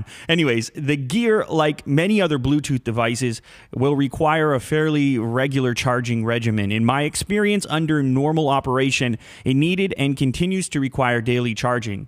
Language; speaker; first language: English; native; English